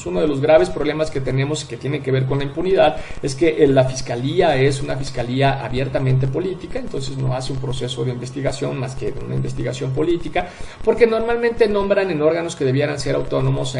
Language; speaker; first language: Spanish; native; Spanish